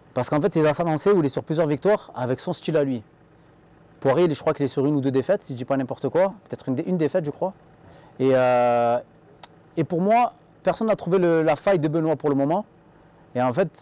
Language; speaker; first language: French; native; French